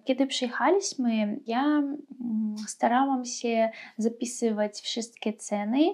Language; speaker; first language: Polish; non-native, fluent; Russian